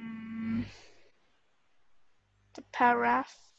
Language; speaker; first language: English; non-native, learner; Vietnamese